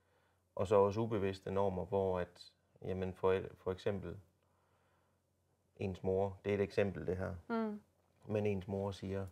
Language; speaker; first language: Danish; native; Danish